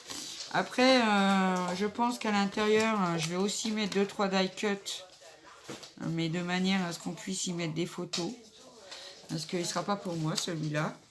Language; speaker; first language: French; native; French